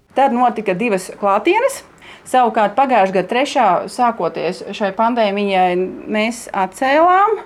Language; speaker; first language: Latvian; native; Latvian